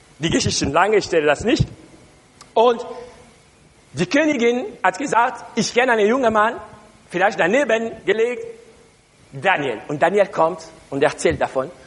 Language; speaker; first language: German; non-native, learner; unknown